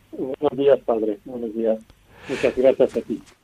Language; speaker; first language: Spanish; non-native, learner; Arabic